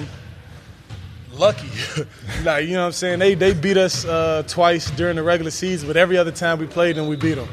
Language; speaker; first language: English; native; English